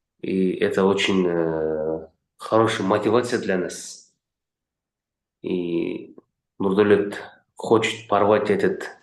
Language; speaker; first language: Russian; non-native, local second language; Kazakh